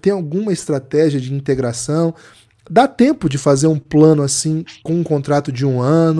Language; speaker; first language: Portuguese; native; Portuguese